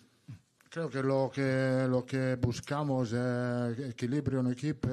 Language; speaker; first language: Spanish; non-native, learner; Italian